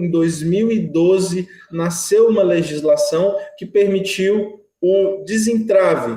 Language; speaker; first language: Portuguese; native; Portuguese